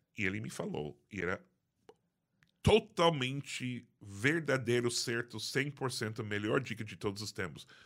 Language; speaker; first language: Portuguese; non-native, fluent; English